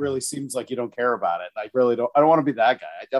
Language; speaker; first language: English; native; English